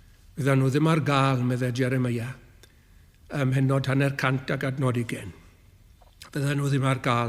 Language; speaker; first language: Welsh; native; Welsh